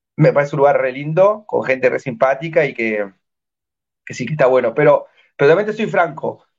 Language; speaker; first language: Spanish; native; Spanish